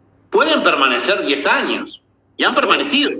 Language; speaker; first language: Spanish; native; Spanish